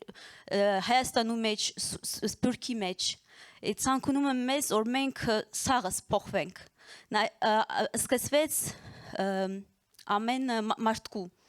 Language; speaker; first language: Armenian; early bilingual, heritage; Armenian